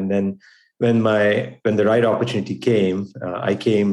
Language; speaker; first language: English; non-native, local second language; Gujarati